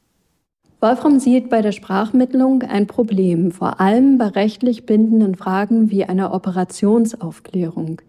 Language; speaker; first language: German; native; German